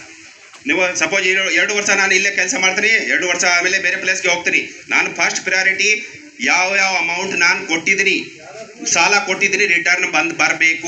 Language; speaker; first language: Kannada; non-native, learner; Hindi